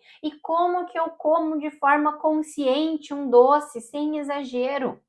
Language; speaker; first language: Portuguese; native; Portuguese